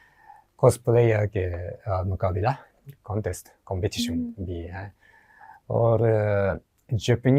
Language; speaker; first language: Hindi; non-native, learner; Japanese